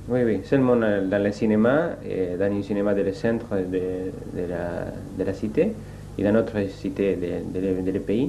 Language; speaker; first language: French; non-native, fluent; Spanish